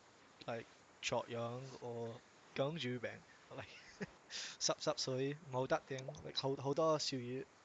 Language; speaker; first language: Cantonese; non-native, learner; English